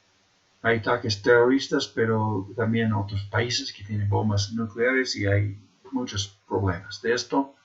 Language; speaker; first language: Spanish; non-native, fluent; English